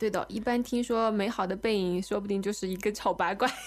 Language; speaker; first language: Chinese; native; Chinese